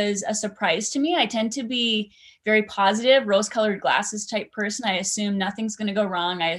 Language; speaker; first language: English; native; English